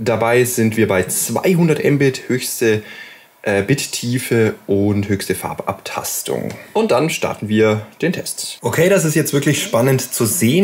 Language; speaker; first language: German; native; German